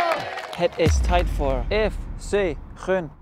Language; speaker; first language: Dutch; non-native, fluent; Danish